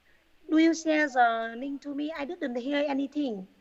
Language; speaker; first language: English; non-native, learner; Vietnamese